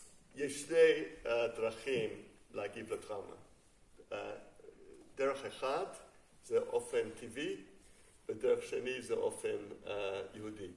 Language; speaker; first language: Hebrew; non-native, fluent; English